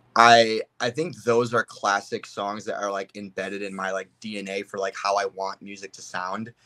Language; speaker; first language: English; native; English